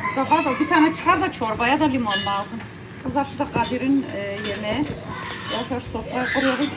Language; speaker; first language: Turkish; early bilingual, heritage; Turkish